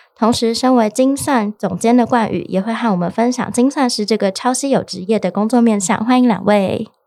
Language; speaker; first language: Chinese; native; Chinese